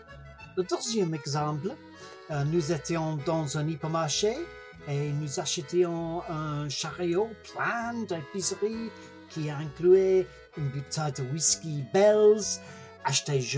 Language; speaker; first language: French; non-native, learner; English